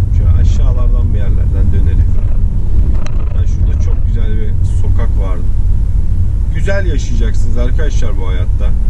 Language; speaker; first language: Turkish; early bilingual, heritage; Turkish